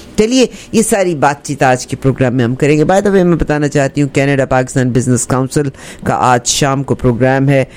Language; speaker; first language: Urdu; native; Urdu